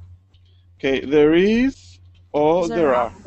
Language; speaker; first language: English; non-native, fluent; Spanish